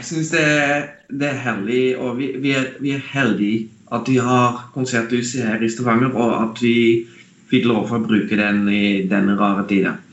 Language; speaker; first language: Norwegian; non-native, fluent; Dutch